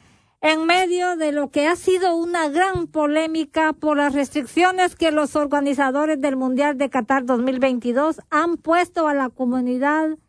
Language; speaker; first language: Spanish; native; Spanish